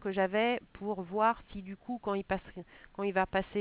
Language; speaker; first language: French; native; French